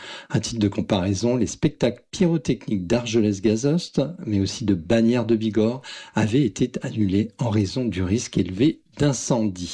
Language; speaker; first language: French; native; French